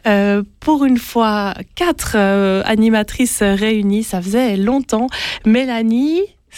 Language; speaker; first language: French; native; French